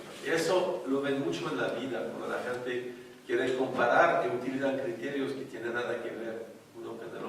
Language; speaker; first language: Spanish; non-native, fluent; French